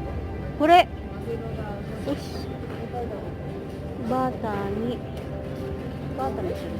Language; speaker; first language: Japanese; non-native, learner; Filipino